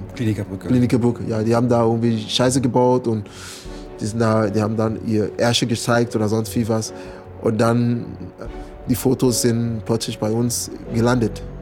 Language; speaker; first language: German; non-native, fluent; English